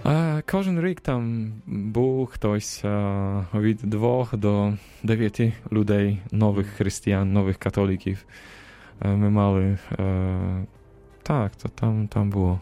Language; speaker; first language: Ukrainian; non-native, fluent; Polish